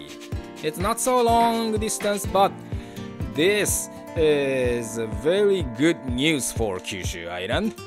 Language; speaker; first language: English; non-native, learner; Japanese